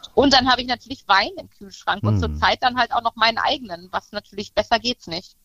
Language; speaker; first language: German; native; German